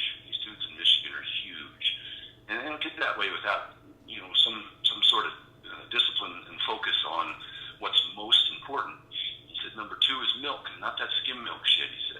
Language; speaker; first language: English; native; English